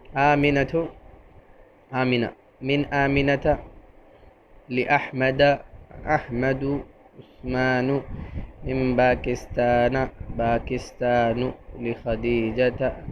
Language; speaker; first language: Arabic; non-native, fluent; Urdu